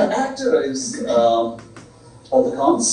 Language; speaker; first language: English; non-native, local second language; Bangla